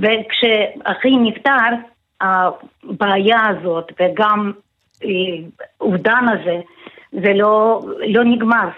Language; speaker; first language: Hebrew; non-native, fluent; Russian